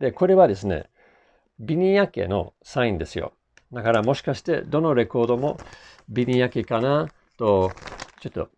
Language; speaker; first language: Japanese; non-native, fluent; English